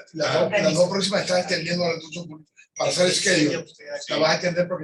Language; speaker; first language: Spanish; native; Spanish